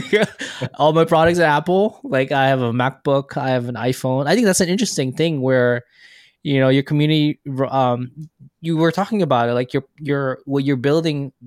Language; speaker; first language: English; non-native, local second language; Filipino